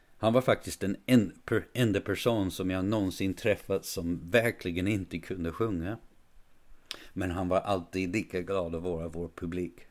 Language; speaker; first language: Swedish; non-native, fluent; English